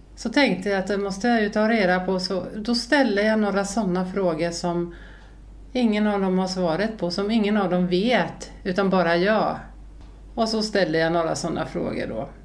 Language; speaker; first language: Swedish; early bilingual, other home language; Finnish